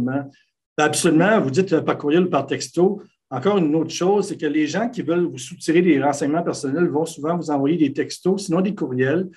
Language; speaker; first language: French; native; French